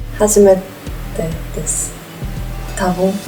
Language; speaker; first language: Japanese; non-native, learner; Korean